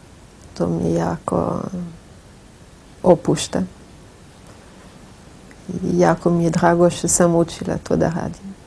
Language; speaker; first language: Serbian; non-native, fluent; French